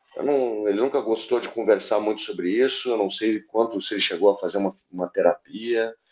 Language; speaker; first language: Portuguese; native; Portuguese